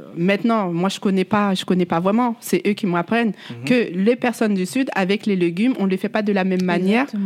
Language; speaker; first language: French; native; French